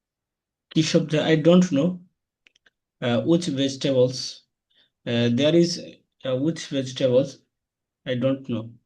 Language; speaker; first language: English; non-native, learner; Bangla